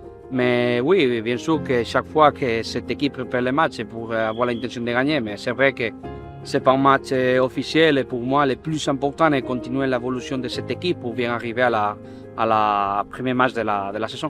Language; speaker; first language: French; non-native, fluent; Spanish